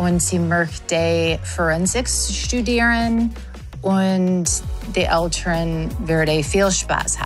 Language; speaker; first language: German; non-native, learner; English